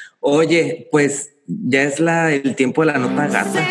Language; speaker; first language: Spanish; native; Spanish